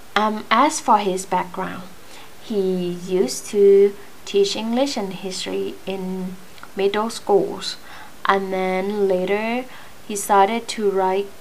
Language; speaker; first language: English; non-native, fluent; Thai